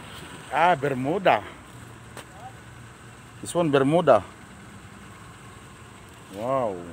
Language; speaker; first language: Indonesian; non-native, learner; Filipino